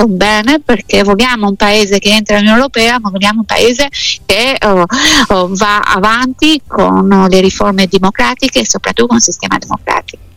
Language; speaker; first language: Italian; non-native, fluent; Albanian